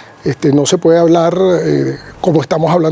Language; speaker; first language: Spanish; native; Spanish